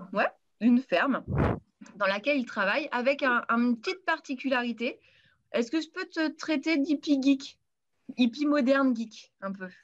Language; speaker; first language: French; native; French